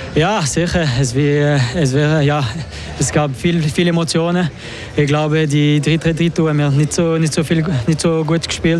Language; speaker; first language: German; non-native, local second language; French